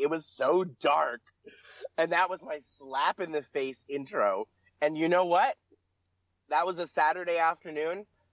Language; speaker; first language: English; native; English